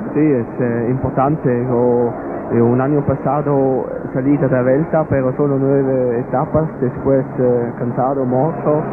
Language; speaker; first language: Spanish; non-native, learner; German